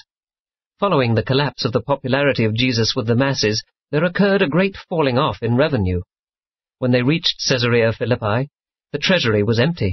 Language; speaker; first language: English; native; English